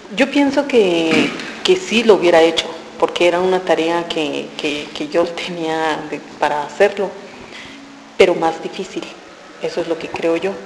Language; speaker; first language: Spanish; non-native, local second language; Tzotzil